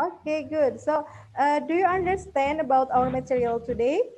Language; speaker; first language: English; non-native, fluent; Indonesian